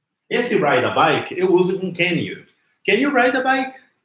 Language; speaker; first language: English; non-native, fluent; Portuguese